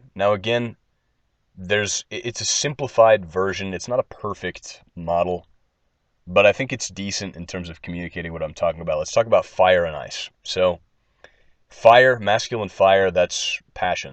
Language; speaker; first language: English; native; English